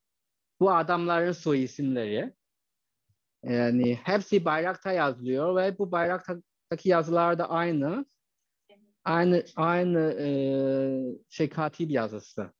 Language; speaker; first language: Turkish; non-native, fluent; Chinese